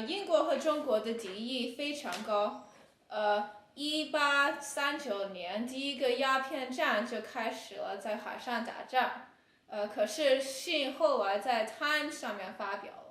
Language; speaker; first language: Chinese; non-native, learner; English